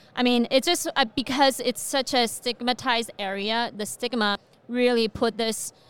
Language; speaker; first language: English; non-native, fluent; Chinese